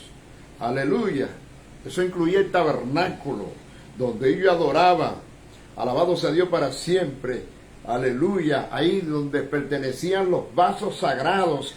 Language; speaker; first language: Spanish; native; Spanish